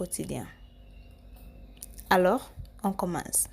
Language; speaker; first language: French; non-native, learner; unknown